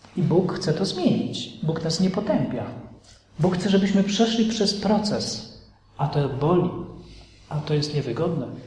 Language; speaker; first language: Polish; native; Polish